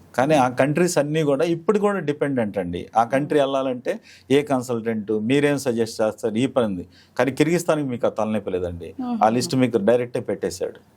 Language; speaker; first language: Telugu; native; Telugu